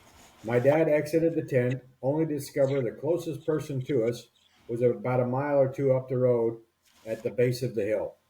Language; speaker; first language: English; native; English